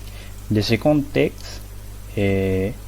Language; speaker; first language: French; non-native, learner; Spanish